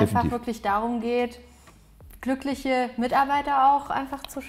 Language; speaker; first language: German; native; German